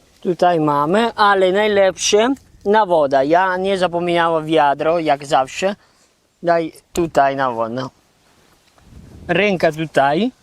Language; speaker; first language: Polish; non-native, learner; Italian